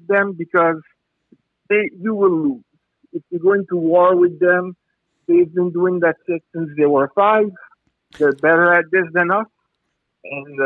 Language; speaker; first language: English; non-native, fluent; French